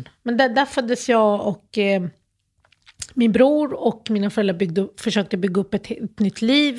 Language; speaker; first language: Swedish; early bilingual, other home language; Arabic